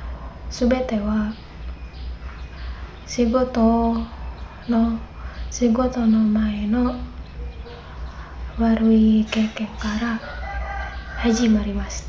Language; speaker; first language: Japanese; non-native, learner; Indonesian